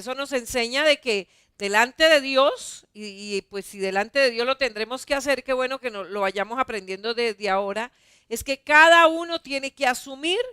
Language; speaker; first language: Spanish; native; Spanish